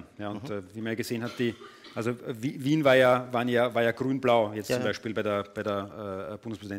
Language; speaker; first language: German; native; German